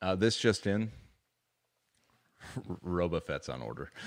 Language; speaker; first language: English; native; English